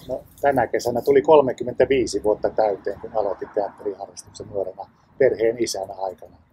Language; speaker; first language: Finnish; native; Finnish